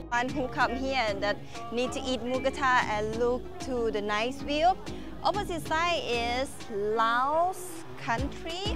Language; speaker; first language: English; non-native, learner; Thai